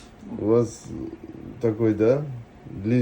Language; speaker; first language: Russian; non-native, local second language; Uzbek